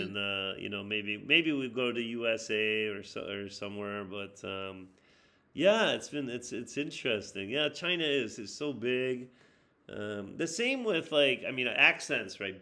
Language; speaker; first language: English; non-native, fluent; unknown